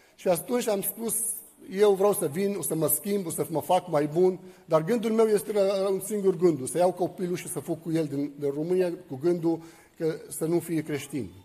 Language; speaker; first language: Romanian; non-native, fluent; Arabic